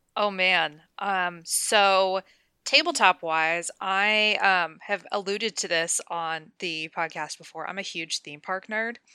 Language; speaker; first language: English; native; English